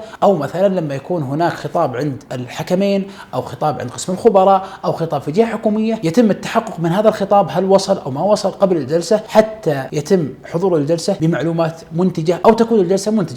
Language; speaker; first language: Arabic; native; Arabic